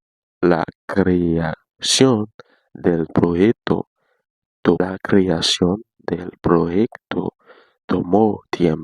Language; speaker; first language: Spanish; non-native, learner; Haitian Creole